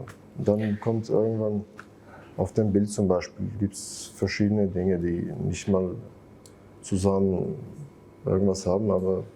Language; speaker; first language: German; non-native, fluent; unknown